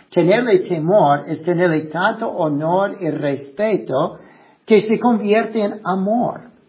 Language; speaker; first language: Spanish; non-native, fluent; English